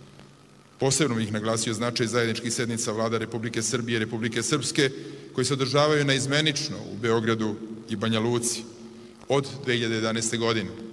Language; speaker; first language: Serbian; native; Serbian